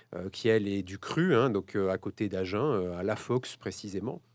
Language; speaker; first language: French; native; French